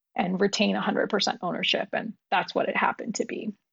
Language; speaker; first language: English; early bilingual, other home language; Urdu